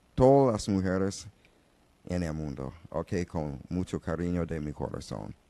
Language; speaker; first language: Spanish; non-native, learner; English